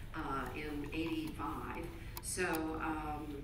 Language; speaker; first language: English; native; English